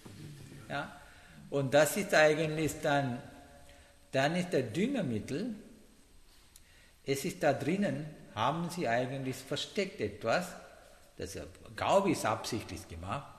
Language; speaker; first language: German; non-native, learner; Sinhala